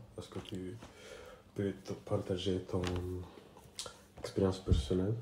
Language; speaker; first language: French; non-native, learner; English